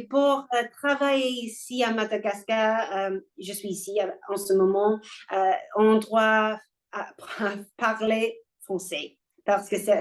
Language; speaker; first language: French; non-native, learner; English